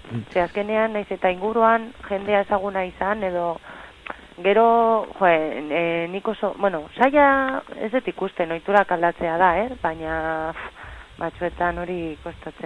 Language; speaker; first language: Basque; non-native, local second language; Spanish